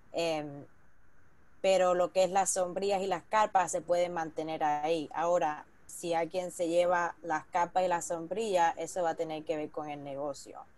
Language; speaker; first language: Spanish; early bilingual, heritage; Spanish